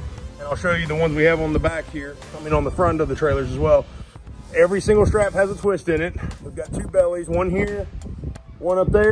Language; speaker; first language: English; native; English